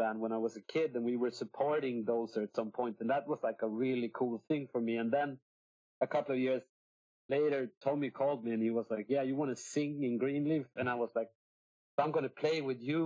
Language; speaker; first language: English; non-native, fluent; Swedish